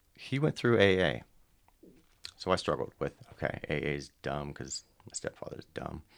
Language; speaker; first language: English; native; English